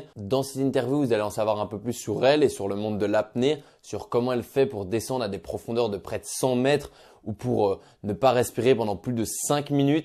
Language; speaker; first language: French; native; French